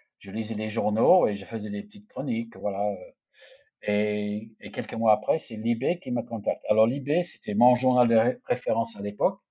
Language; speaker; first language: French; non-native, fluent; English